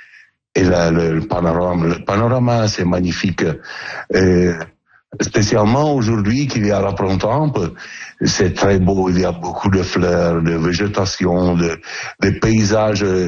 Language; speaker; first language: French; non-native, learner; Italian